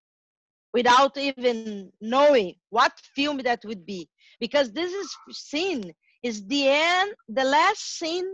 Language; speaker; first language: English; non-native, learner; Portuguese